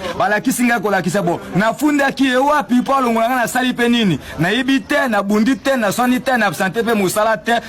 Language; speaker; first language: Lingala; native; Lingala